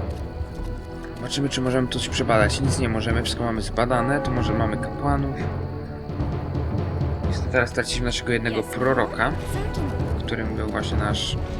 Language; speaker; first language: Polish; native; Polish